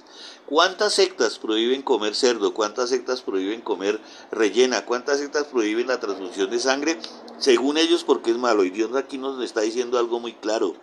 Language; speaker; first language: Spanish; native; Spanish